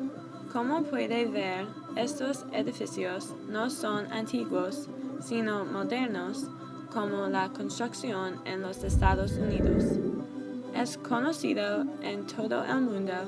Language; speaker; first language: Spanish; non-native, learner; English